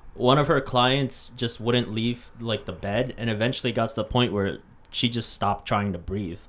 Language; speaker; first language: English; native; English